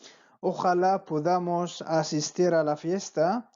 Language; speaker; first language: Spanish; non-native, fluent; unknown